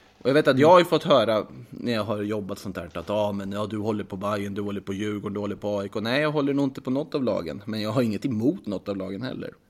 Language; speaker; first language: Swedish; native; Swedish